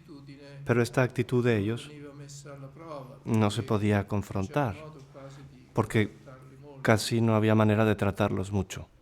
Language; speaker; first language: Spanish; non-native, fluent; Italian